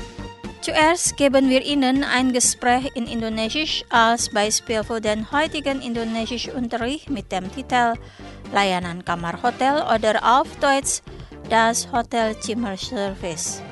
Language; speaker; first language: German; non-native, fluent; Indonesian